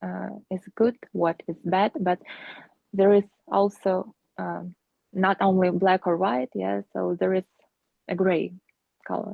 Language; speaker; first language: English; non-native, fluent; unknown